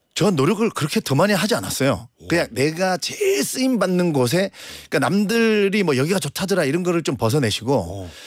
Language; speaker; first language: Korean; native; Korean